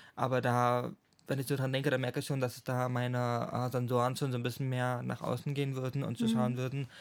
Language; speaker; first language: German; native; German